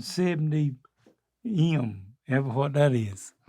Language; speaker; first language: English; native; English